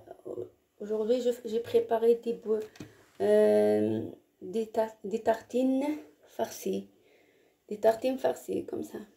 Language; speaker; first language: French; non-native, learner; Arabic